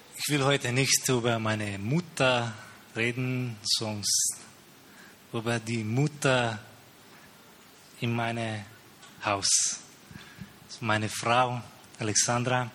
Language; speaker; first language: German; non-native, learner; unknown